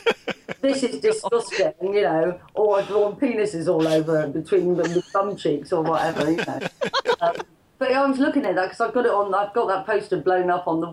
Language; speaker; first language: English; native; English